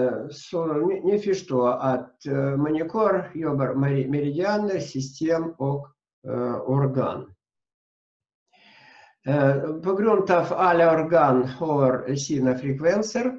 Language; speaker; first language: Swedish; non-native, fluent; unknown